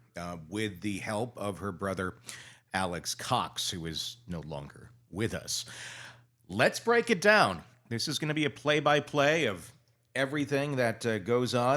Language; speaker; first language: English; native; English